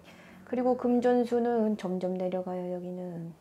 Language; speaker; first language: Korean; native; Korean